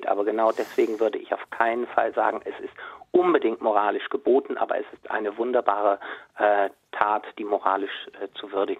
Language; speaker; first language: German; native; German